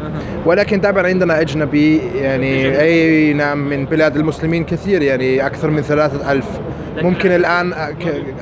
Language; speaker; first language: Arabic; non-native, learner; German